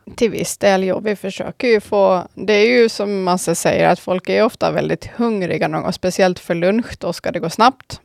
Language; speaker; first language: Swedish; native; Swedish